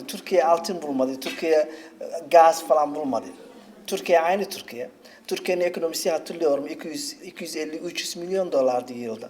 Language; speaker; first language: Turkish; non-native, fluent; Somali